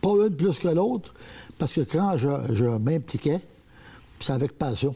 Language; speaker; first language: French; native; French